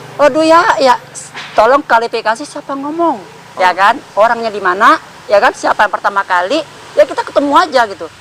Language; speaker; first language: Indonesian; non-native, local second language; Minangkabau